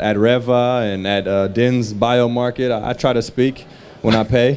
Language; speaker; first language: English; native; English